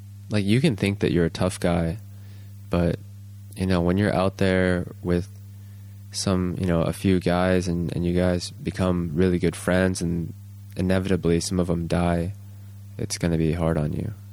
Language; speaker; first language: English; early bilingual, other home language; Japanese